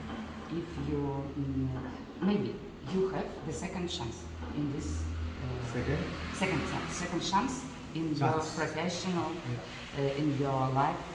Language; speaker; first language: English; non-native, learner; Russian